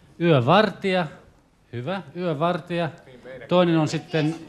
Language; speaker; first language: Finnish; native; Finnish